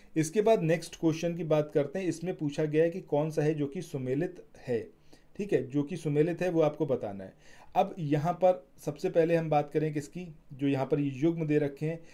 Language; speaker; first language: Hindi; native; Hindi